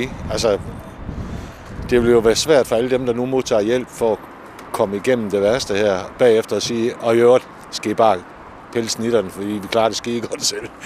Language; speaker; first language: Danish; native; Danish